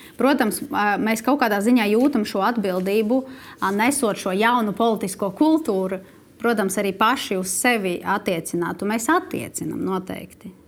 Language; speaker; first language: Latvian; non-native, local second language; Russian